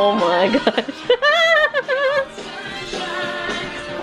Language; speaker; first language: English; native; English